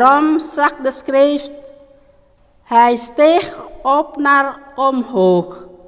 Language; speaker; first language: Dutch; non-native, learner; Indonesian